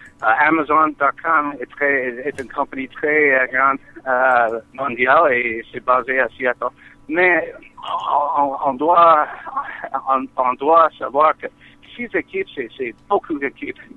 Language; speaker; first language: French; non-native, learner; English